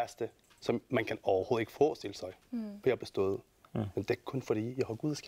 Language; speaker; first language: Danish; non-native, fluent; Persian